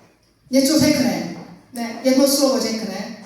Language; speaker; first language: Czech; non-native, learner; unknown